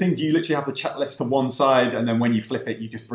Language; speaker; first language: English; native; English